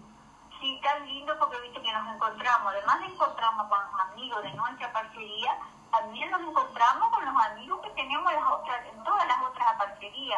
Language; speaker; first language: Spanish; native; Spanish